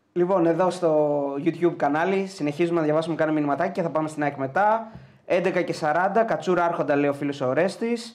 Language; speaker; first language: Greek; native; Greek